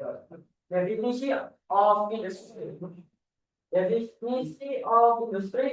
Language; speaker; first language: English; non-native, learner; Indonesian